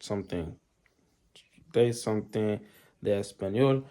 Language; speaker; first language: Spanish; non-native, learner; English